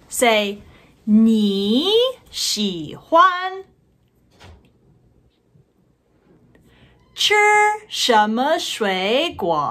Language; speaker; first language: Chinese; non-native, fluent; English